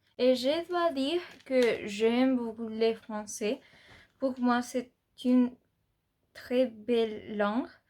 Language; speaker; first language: French; non-native, learner; Spanish